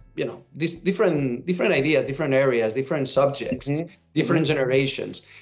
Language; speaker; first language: English; non-native, fluent; Spanish